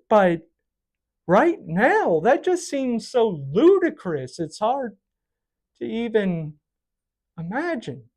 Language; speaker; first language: English; native; English